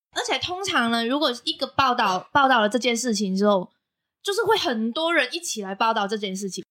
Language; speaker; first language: Chinese; non-native, local second language; Cantonese